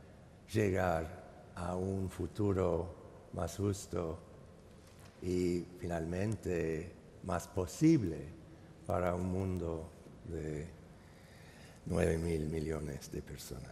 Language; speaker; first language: Spanish; non-native, fluent; English